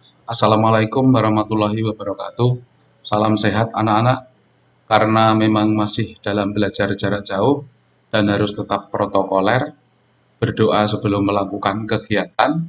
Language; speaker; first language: Indonesian; non-native, local second language; Javanese